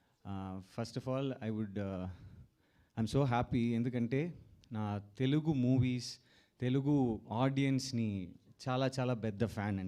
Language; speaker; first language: Telugu; non-native, learner; Tamil